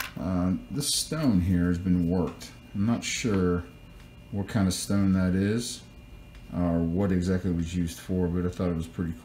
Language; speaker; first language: English; native; English